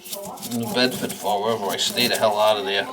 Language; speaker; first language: English; native; English